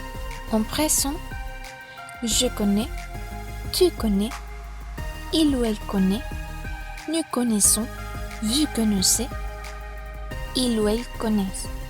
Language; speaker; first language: French; non-native, fluent; Spanish